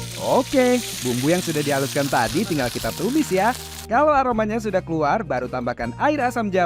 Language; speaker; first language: Indonesian; native; Indonesian